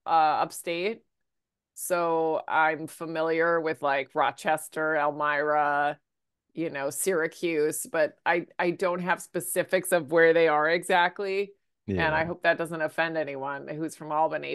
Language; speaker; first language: English; native; English